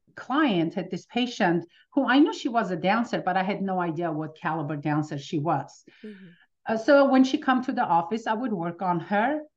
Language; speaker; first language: English; early bilingual, other home language; Armenian